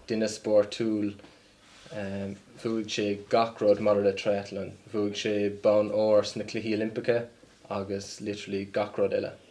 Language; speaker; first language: Irish; non-native, local second language; English